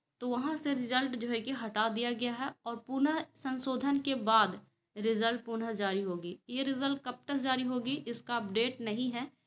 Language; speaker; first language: Hindi; native; Hindi